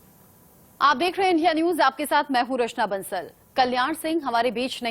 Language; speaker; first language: Hindi; native; Hindi